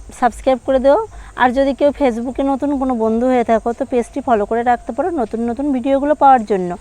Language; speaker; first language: Bangla; native; Bangla